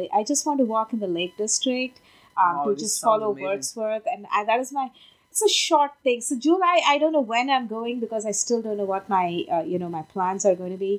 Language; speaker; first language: English; non-native, local second language; Tamil